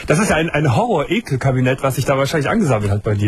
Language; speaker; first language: German; native; German